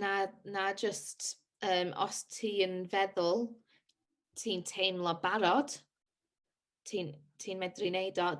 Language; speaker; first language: Welsh; non-native, local second language; English